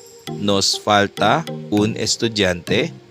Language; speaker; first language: Spanish; non-native, fluent; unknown